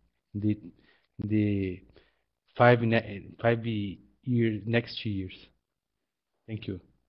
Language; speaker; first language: English; non-native, learner; Portuguese